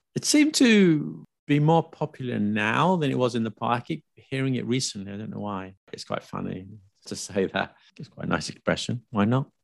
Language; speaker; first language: English; native; English